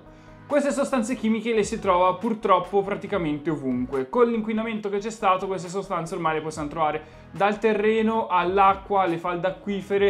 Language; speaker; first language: Italian; native; Italian